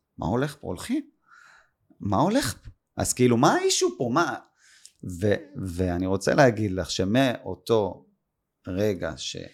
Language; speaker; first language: Hebrew; native; Hebrew